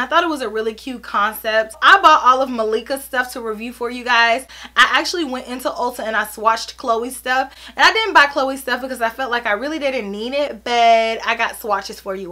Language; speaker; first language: English; native; English